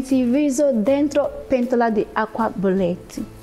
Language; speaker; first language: Italian; non-native, learner; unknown